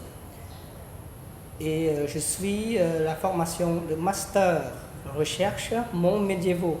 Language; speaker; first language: French; non-native, fluent; Khmer